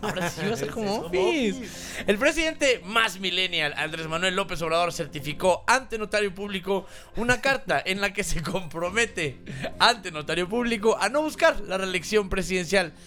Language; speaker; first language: Spanish; native; Spanish